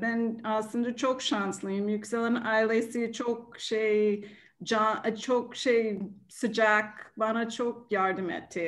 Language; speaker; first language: Turkish; non-native, learner; English